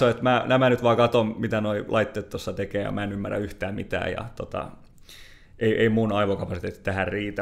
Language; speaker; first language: Finnish; native; Finnish